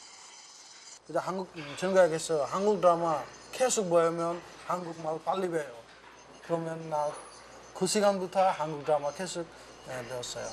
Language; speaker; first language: Korean; non-native, learner; Bangla